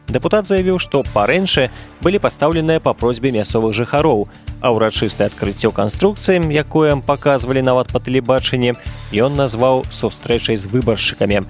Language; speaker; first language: Belarusian; native; Belarusian